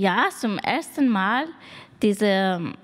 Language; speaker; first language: German; non-native, learner; Persian